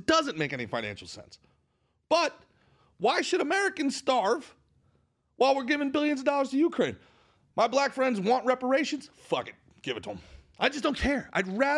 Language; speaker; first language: English; native; English